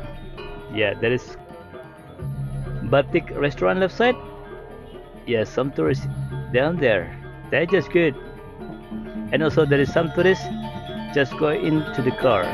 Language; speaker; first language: English; non-native, learner; Indonesian